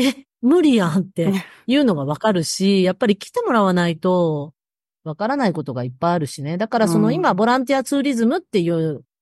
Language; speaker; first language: Japanese; native; Japanese